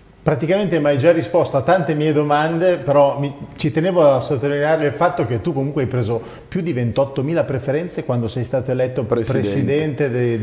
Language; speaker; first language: Italian; native; Italian